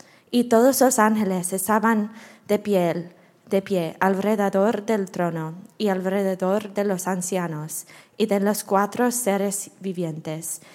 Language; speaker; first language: Spanish; non-native, learner; English